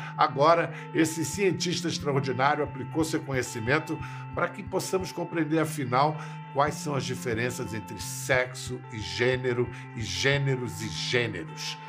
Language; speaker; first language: Portuguese; native; Portuguese